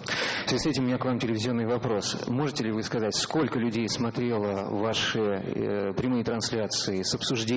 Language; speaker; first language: Russian; native; Russian